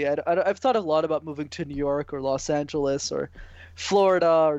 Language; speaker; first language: English; native; English